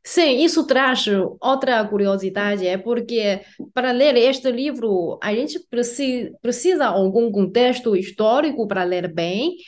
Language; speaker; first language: Portuguese; non-native, fluent; Chinese